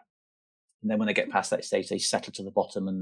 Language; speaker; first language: English; native; English